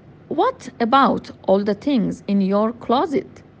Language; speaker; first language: English; non-native, fluent; Persian